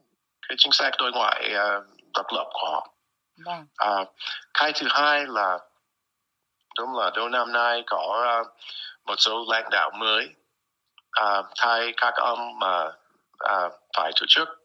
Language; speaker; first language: Vietnamese; non-native, fluent; English